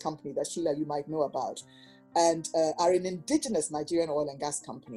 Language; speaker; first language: English; non-native, local second language; Akan